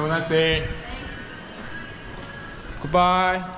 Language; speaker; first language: English; non-native, learner; Korean